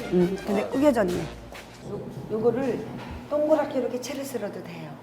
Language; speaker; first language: Korean; native; Korean